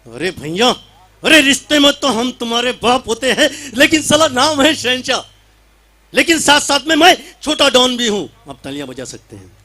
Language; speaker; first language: Hindi; non-native, local second language; Marathi